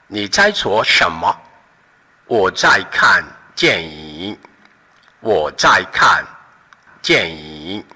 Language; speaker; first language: Chinese; non-native, fluent; Portuguese